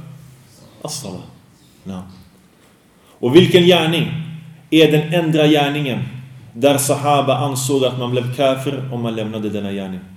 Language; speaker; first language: Swedish; early bilingual, other home language; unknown